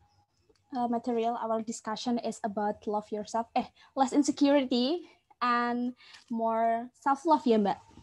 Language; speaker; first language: English; non-native, fluent; Indonesian